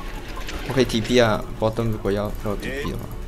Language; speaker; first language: Chinese; native; Chinese